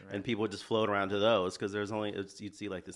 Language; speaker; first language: English; native; English